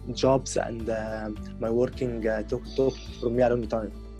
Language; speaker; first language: English; non-native, learner; Arabic